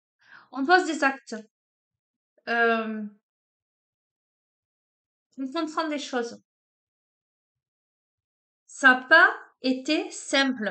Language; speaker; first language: French; native; French